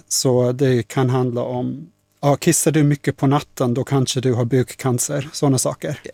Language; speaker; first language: Swedish; non-native, fluent; English